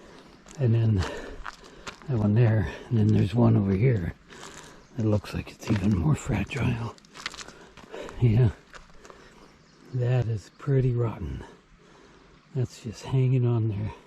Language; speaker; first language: English; native; English